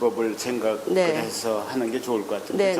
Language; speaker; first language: Korean; native; Korean